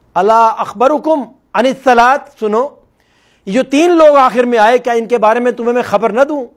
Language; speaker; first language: Urdu; non-native, local second language; Northern Hindko